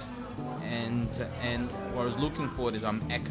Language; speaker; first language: English; native; English